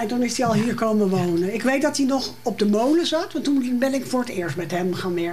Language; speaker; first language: Dutch; native; Dutch